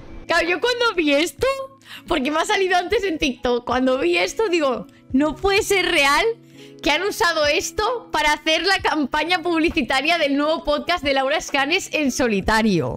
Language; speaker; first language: Spanish; native; Spanish